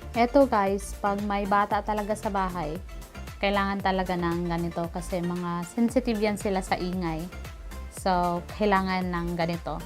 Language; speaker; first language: Filipino; native; Filipino